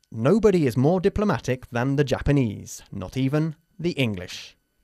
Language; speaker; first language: English; native; English